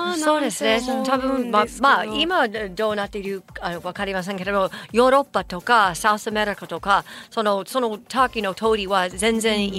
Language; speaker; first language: Japanese; non-native, fluent; English